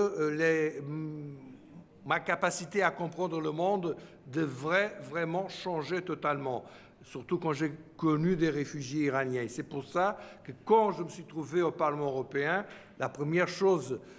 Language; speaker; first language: French; non-native, fluent; Portuguese